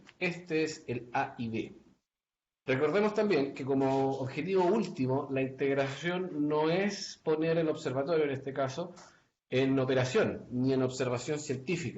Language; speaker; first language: Spanish; native; Spanish